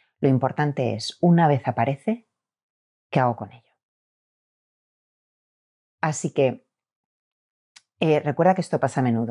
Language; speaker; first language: Spanish; native; Spanish